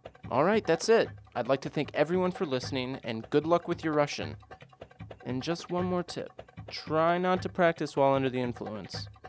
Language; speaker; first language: English; native; English